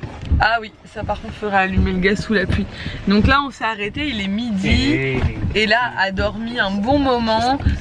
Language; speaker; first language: French; native; French